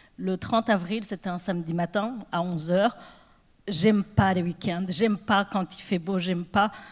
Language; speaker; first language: French; non-native, local second language; Kinyarwanda